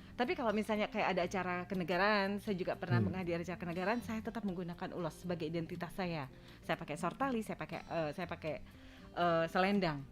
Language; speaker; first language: Indonesian; native; Indonesian